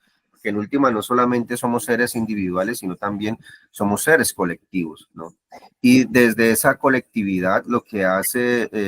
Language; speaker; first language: Spanish; native; Spanish